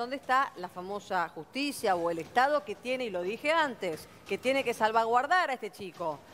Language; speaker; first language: Spanish; native; Spanish